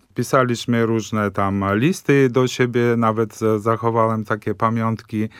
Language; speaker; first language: Polish; early bilingual, heritage; Polish